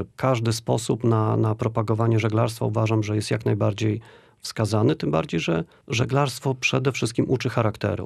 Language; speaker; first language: Polish; native; Polish